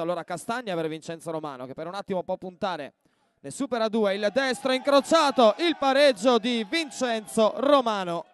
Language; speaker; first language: Italian; native; Italian